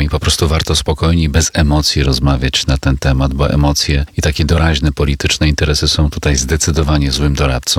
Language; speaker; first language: Polish; native; Polish